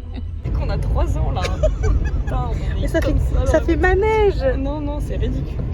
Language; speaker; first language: French; native; French